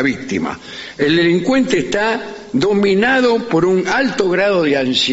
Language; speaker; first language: Spanish; native; Spanish